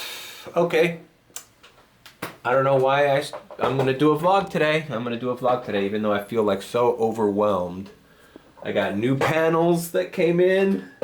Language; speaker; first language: English; early bilingual, other home language; Spanish